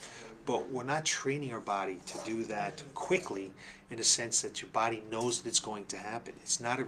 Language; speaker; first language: English; native; English